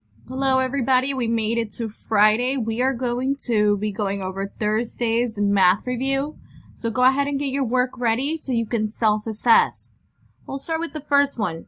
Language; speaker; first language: English; native; English